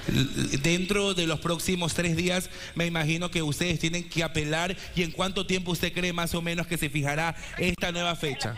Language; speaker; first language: Spanish; native; Spanish